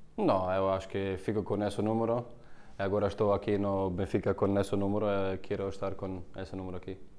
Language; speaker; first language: Portuguese; non-native, learner; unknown